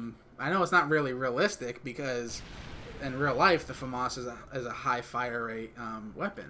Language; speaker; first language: English; native; English